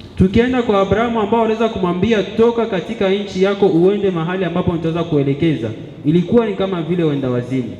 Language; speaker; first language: Swahili; native; Swahili